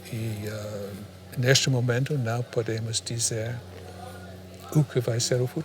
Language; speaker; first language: Portuguese; non-native, fluent; English